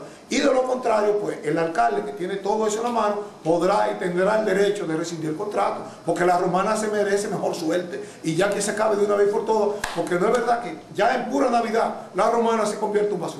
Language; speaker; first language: Spanish; native; Spanish